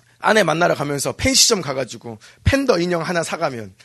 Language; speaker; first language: Korean; native; Korean